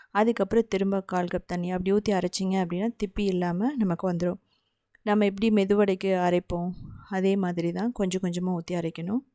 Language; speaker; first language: Tamil; native; Tamil